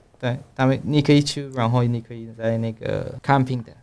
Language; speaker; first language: Chinese; non-native, learner; Spanish